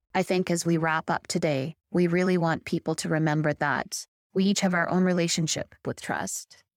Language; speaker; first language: English; native; English